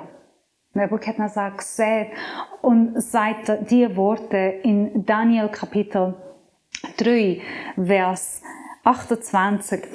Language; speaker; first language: German; non-native, fluent; Persian